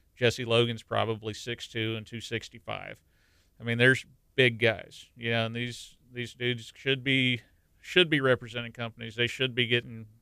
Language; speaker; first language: English; native; English